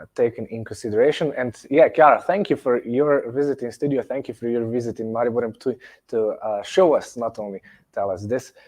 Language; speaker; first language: English; non-native, fluent; Slovenian